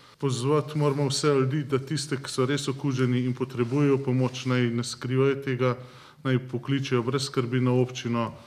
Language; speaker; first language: Slovenian; native; Slovenian